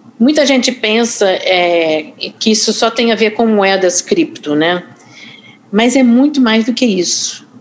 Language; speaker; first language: Portuguese; non-native, fluent; English